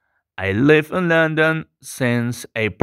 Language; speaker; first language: English; non-native, fluent; Spanish